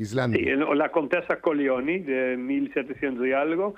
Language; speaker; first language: Spanish; non-native, fluent; Dutch